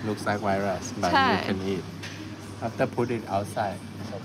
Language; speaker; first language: English; non-native, learner; Thai